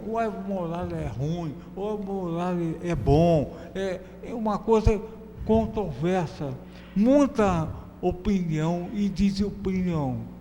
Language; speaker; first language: Portuguese; native; Portuguese